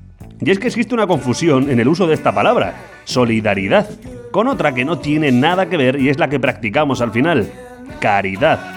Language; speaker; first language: Spanish; native; Spanish